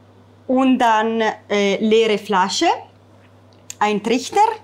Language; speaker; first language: German; non-native, fluent; Italian